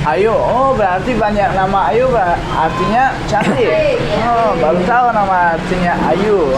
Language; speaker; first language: Indonesian; non-native, fluent; Persian